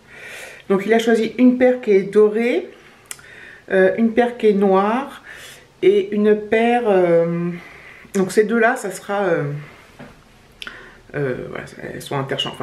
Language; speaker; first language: French; native; French